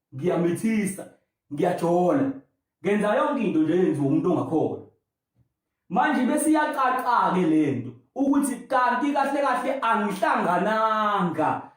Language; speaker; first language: Zulu; native; Zulu